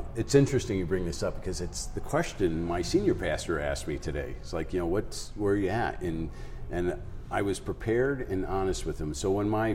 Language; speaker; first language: English; native; English